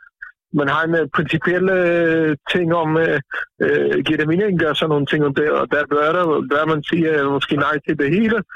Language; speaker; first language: Danish; non-native, fluent; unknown